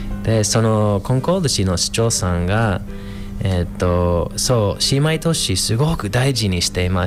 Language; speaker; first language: Japanese; non-native, fluent; English